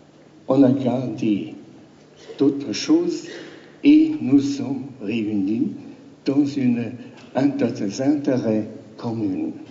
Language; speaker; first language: French; non-native, learner; German